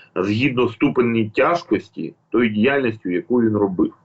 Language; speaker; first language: Ukrainian; native; Ukrainian